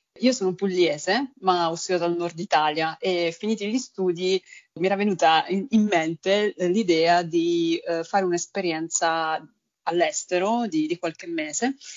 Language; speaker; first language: Italian; native; Italian